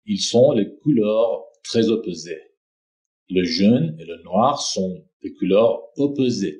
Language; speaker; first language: French; non-native, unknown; Persian